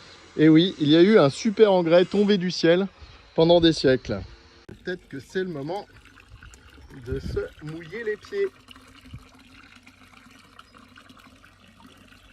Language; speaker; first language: French; native; French